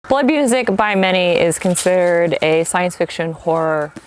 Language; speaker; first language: English; native; English